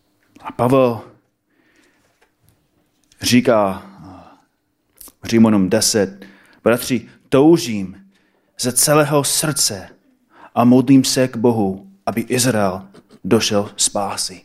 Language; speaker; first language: Czech; non-native, fluent; English